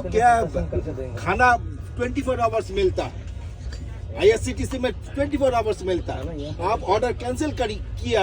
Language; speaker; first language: Hindi; non-native, local second language; Maithili